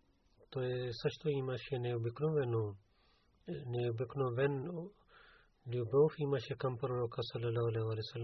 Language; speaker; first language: Bulgarian; non-native, learner; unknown